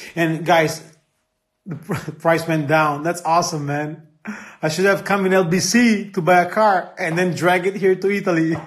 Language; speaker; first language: English; non-native, fluent; Italian